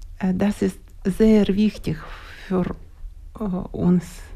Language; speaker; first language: German; non-native, learner; Russian